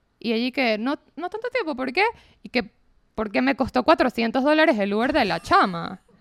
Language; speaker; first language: Spanish; native; Spanish